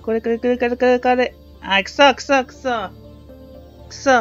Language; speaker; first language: Japanese; non-native, learner; English